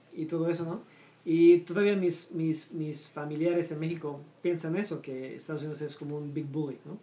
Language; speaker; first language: Spanish; native; Spanish